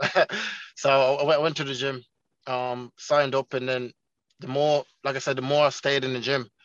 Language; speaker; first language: English; non-native, local second language; Jamaican Creole English